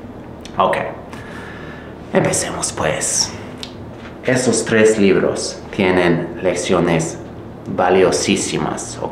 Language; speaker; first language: Spanish; non-native, fluent; English